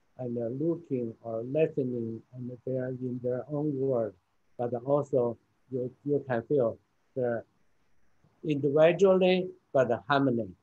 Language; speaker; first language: English; non-native, fluent; Chinese